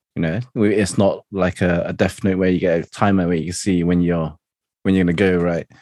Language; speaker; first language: English; non-native, local second language; Cantonese